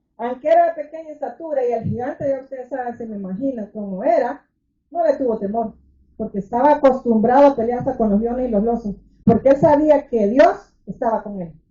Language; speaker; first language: Spanish; native; Spanish